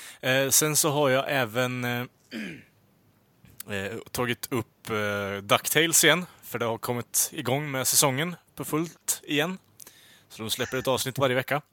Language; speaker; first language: Swedish; native; Swedish